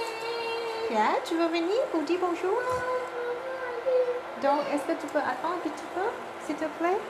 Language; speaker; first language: French; non-native, learner; Thai